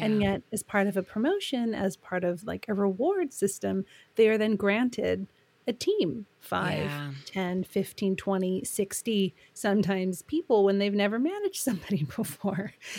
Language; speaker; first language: English; native; English